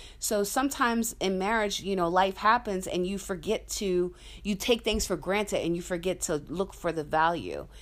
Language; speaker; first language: English; native; English